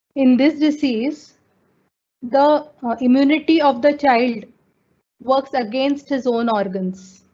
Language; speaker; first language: English; non-native, local second language; Marathi